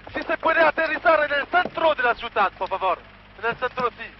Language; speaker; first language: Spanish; non-native, learner; French